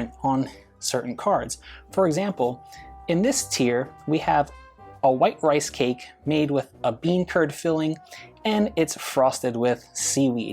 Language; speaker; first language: English; native; English